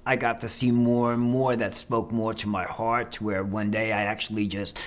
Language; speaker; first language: English; native; English